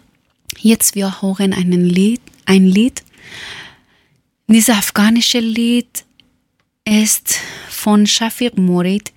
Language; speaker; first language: German; non-native, learner; Persian